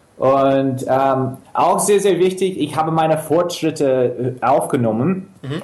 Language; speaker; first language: German; non-native, fluent; English